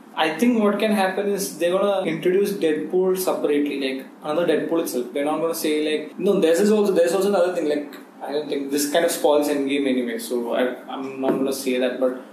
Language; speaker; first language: English; non-native, local second language; Malayalam